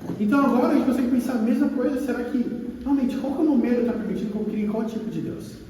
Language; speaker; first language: Portuguese; native; Portuguese